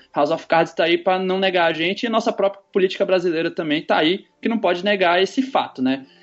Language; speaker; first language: Portuguese; native; Portuguese